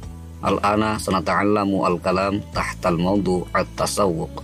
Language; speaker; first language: Arabic; non-native, fluent; Indonesian